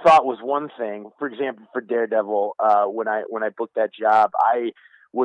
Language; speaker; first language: English; native; English